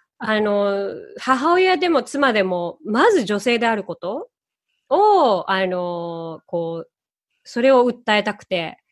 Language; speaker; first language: Japanese; native; Japanese